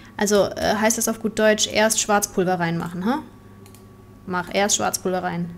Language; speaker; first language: German; native; German